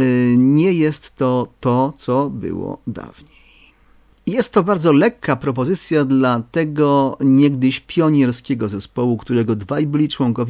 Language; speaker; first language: Polish; native; Polish